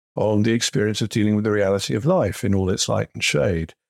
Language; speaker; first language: English; native; English